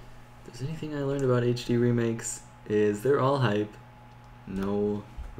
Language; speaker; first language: English; native; English